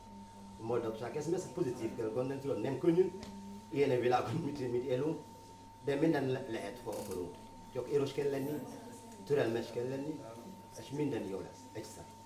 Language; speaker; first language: Hungarian; non-native, fluent; Wolof